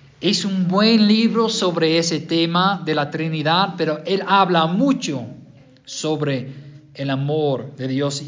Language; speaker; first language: Spanish; non-native, fluent; English